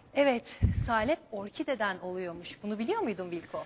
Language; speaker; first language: Turkish; native; Turkish